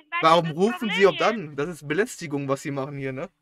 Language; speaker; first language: German; native; German